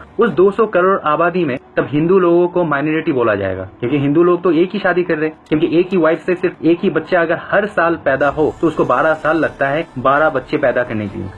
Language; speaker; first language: Hindi; non-native, fluent; Bangla